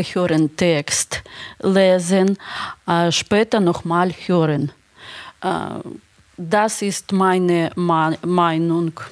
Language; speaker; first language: German; non-native, learner; Ukrainian